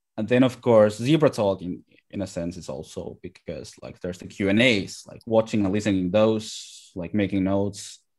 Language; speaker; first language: English; non-native, fluent; Finnish